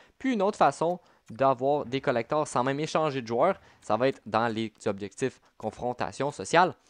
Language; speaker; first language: French; native; French